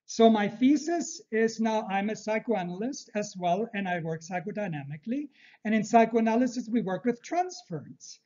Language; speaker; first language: English; early bilingual, other home language; Turkish